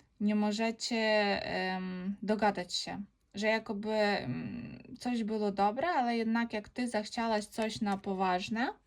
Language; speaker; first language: Polish; non-native, learner; Ukrainian